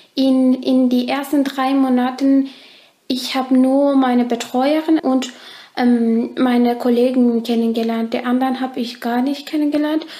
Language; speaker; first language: German; non-native, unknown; Turkish